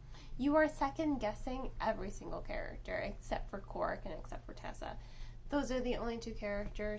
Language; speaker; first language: English; native; English